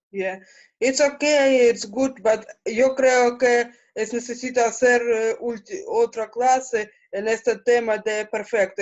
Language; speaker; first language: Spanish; non-native, learner; Russian